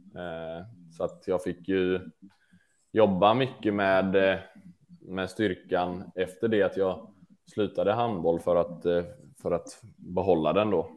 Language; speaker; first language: Swedish; native; Swedish